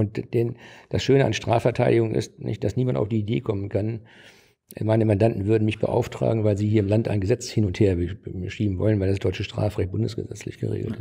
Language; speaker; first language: German; native; German